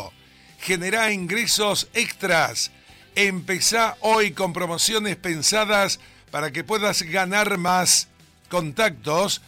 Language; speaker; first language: Spanish; native; Spanish